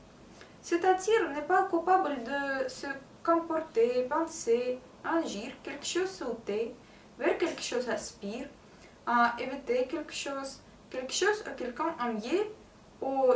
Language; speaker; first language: French; non-native, learner; Russian